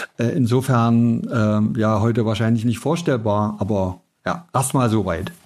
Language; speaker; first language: German; native; German